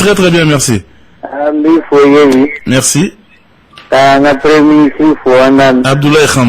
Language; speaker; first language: French; non-native, local second language; Bambara